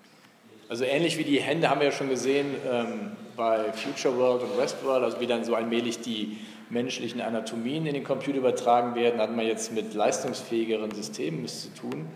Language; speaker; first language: German; native; German